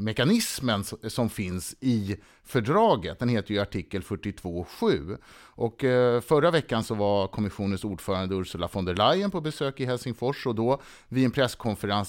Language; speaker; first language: Swedish; native; Swedish